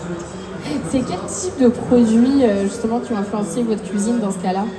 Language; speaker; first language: French; native; French